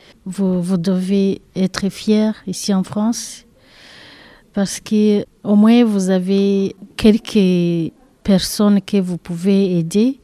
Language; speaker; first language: French; non-native, learner; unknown